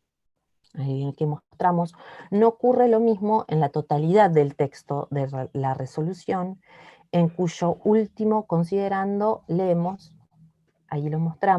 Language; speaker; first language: Spanish; native; Spanish